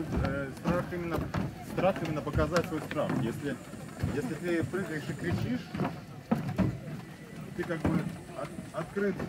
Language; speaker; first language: Russian; native; Russian